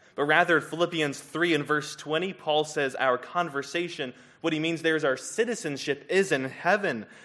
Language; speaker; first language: English; native; English